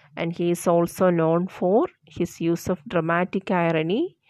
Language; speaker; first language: English; non-native, local second language; Malayalam